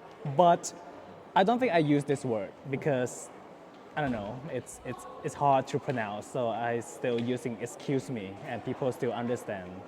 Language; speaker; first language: English; non-native, fluent; Thai